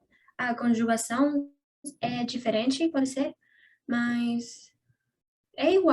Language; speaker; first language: Portuguese; non-native, learner; Spanish